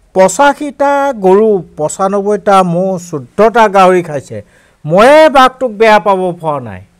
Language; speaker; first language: Assamese; non-native, local second language; Mising